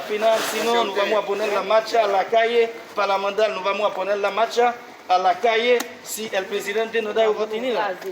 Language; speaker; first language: Spanish; non-native, learner; Haitian Creole